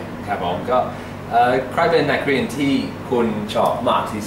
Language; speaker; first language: Thai; native; Thai